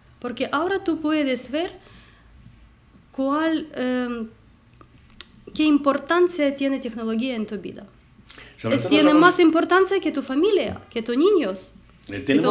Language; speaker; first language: Spanish; non-native, learner; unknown